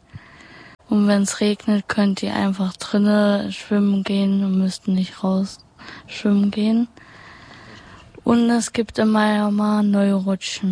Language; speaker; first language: German; native; German